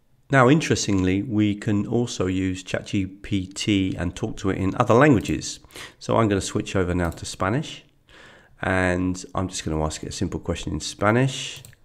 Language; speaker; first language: English; native; English